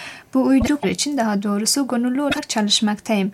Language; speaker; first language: Turkish; non-native, fluent; Persian